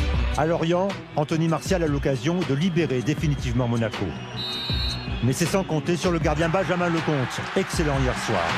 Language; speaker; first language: French; native; French